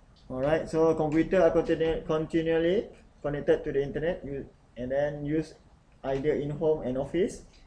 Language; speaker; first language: English; non-native, local second language; Malay